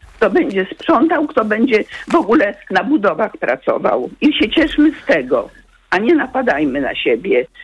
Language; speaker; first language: Polish; native; Polish